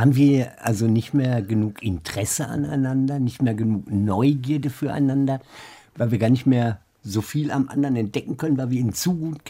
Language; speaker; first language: German; native; German